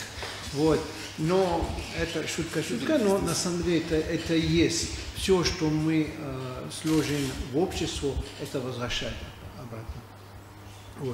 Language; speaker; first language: Russian; non-native, fluent; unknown